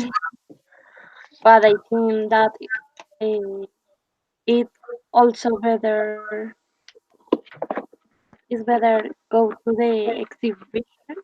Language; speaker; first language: English; non-native, learner; Spanish